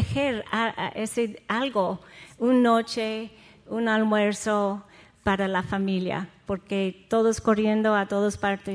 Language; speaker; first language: Spanish; non-native, fluent; English